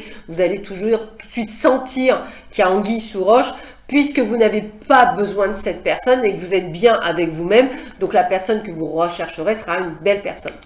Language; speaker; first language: French; native; French